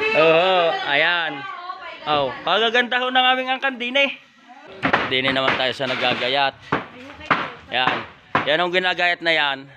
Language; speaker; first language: Filipino; native; Filipino